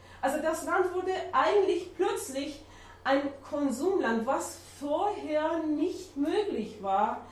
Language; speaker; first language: German; non-native, learner; Persian